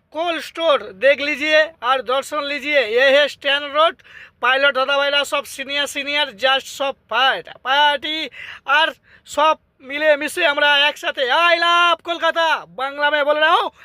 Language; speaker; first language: Hindi; non-native, local second language; Bangla